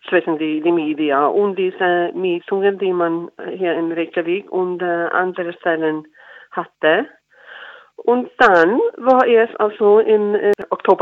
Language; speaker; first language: German; non-native, fluent; Icelandic